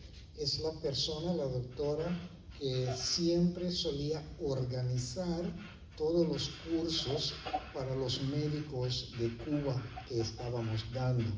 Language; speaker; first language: Spanish; non-native, fluent; Papiamento